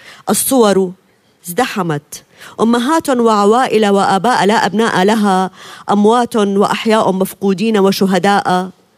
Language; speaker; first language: Arabic; native; Arabic